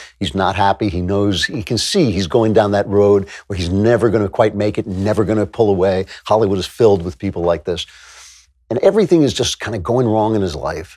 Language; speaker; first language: English; native; English